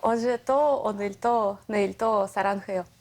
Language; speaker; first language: Korean; non-native, learner; Russian